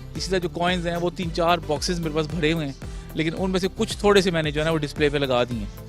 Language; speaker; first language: Urdu; non-native, local second language; Pahari-Potwari